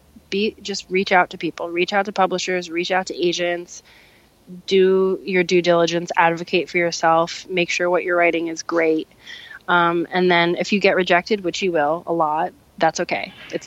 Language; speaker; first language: English; native; English